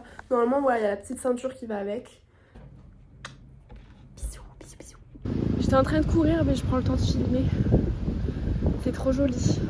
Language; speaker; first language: French; native; French